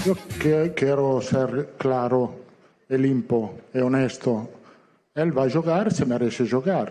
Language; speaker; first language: Portuguese; non-native, fluent; Italian